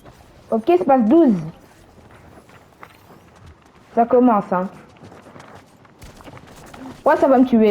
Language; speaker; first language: French; native; French